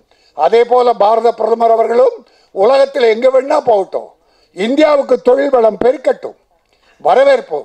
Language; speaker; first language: Tamil; native; Tamil